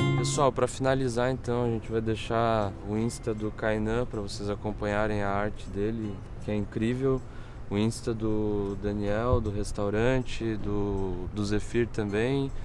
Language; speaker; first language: Portuguese; native; Portuguese